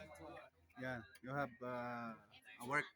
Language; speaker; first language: English; non-native, local second language; Filipino